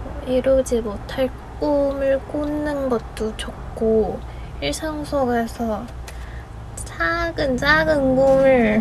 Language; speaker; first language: Korean; non-native, fluent; Chinese